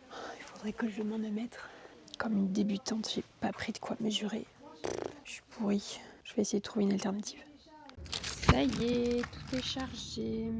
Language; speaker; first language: French; native; French